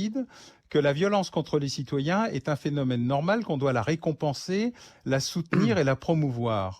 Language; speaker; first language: French; native; French